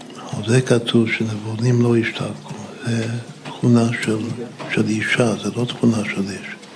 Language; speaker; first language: Hebrew; non-native, fluent; English